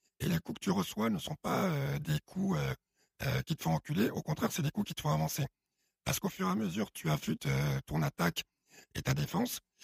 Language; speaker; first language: French; early bilingual, other home language; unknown